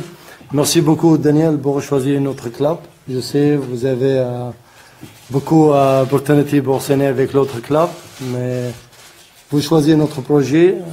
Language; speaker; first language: French; non-native, learner; Arabic